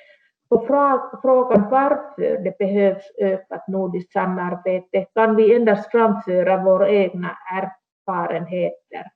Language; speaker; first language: Swedish; non-native, local second language; Finnish